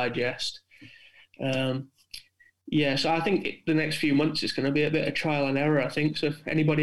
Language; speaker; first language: English; native; English